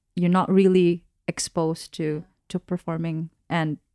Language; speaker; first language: English; non-native, local second language; Filipino